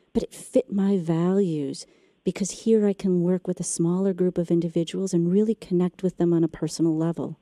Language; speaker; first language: English; native; English